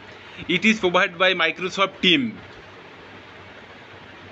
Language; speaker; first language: English; non-native, learner; Bangla